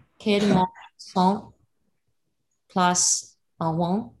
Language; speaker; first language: French; non-native, learner; Russian